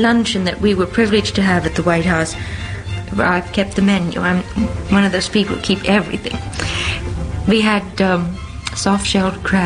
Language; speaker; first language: English; native; English